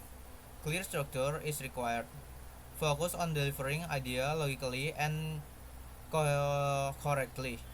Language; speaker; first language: English; non-native, learner; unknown